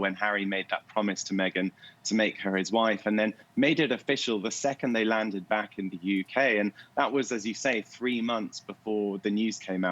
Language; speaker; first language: English; native; English